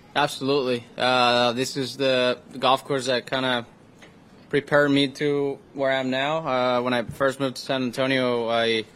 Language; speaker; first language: English; non-native, fluent; Spanish